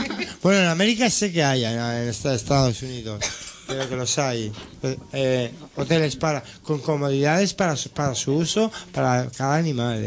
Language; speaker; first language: Spanish; native; Spanish